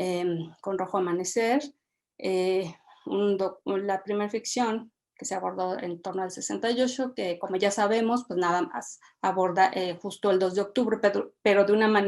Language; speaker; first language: Spanish; native; Spanish